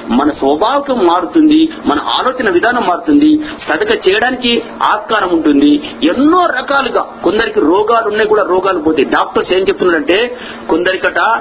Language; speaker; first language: Telugu; native; Telugu